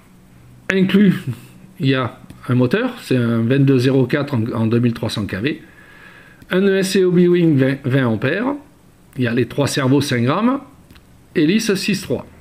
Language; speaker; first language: French; native; French